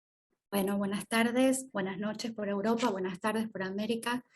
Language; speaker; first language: Spanish; native; Spanish